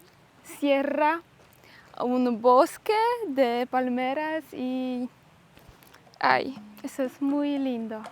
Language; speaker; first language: Spanish; non-native, learner; Polish